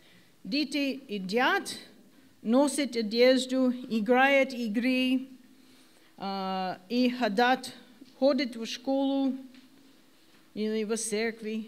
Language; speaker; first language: Russian; non-native, learner; English